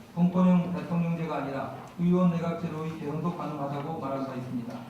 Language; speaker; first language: Korean; native; Korean